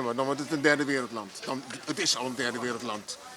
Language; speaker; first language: Dutch; native; Dutch